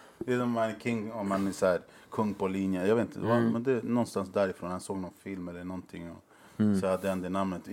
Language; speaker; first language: Swedish; early bilingual, other home language; Spanish